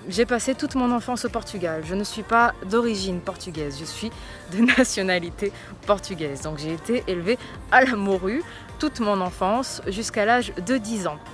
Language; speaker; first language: French; early bilingual, other home language; Portuguese